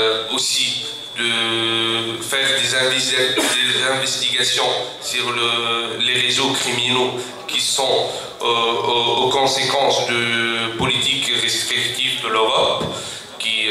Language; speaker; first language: French; non-native, local second language; Arabic